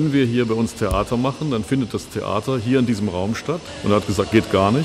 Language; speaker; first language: German; native; German